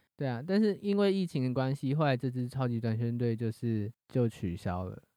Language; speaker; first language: Chinese; native; Chinese